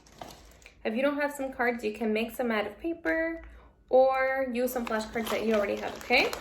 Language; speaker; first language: English; native; English